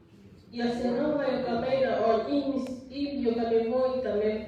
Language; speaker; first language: Finnish; non-native, fluent; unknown